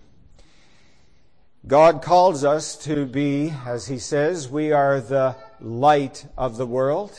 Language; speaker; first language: English; native; English